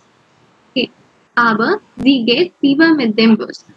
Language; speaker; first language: German; non-native, fluent; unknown